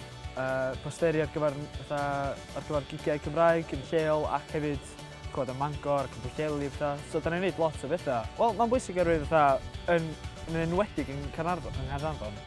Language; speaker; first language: Welsh; native; Welsh